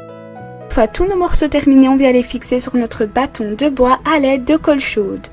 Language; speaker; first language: French; native; French